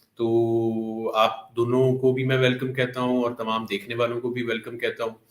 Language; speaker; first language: Urdu; native; Urdu